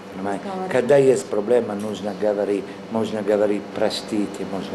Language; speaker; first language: Russian; non-native, learner; Italian